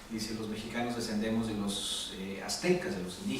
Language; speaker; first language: Spanish; native; Spanish